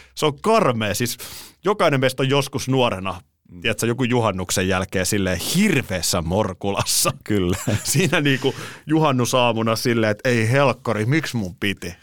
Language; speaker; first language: Finnish; native; Finnish